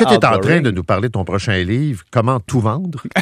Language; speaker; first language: French; native; French